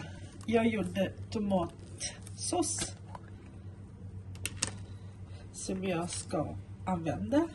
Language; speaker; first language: Swedish; non-native, fluent; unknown